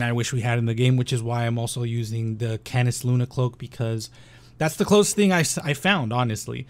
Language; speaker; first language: English; native; English